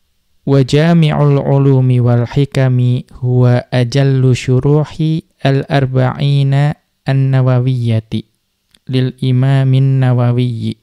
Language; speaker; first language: Arabic; non-native, fluent; Indonesian